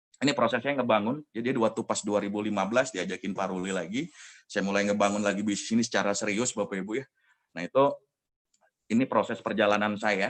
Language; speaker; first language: Indonesian; native; Indonesian